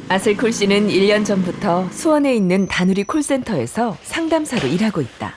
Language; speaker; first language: Korean; native; Korean